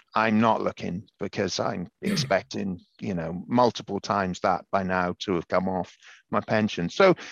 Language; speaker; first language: English; native; English